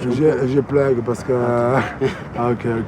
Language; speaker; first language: French; non-native, learner; Spanish